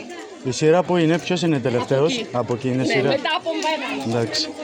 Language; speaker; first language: Greek; non-native, fluent; Armenian